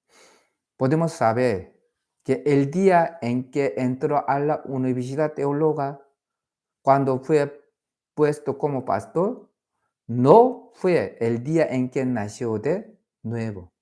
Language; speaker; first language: Spanish; non-native, fluent; Korean